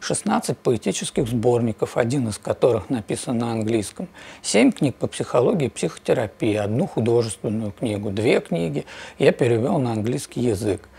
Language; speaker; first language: Russian; native; Russian